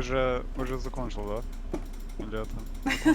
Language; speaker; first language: Russian; non-native, learner; English